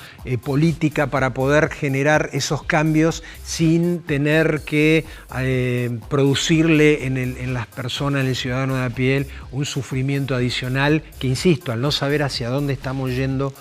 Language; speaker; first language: Spanish; native; Spanish